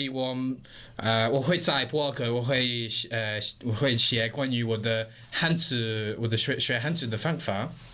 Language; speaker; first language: Chinese; non-native, learner; English